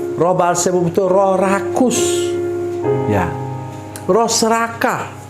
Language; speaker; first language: Indonesian; non-native, local second language; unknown